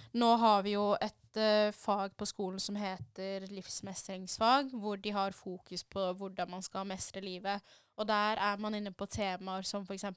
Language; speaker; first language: Norwegian; early bilingual, other home language; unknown